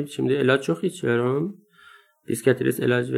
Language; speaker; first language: Turkish; non-native, learner; Persian